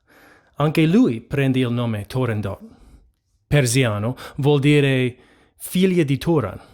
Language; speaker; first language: Italian; non-native, fluent; English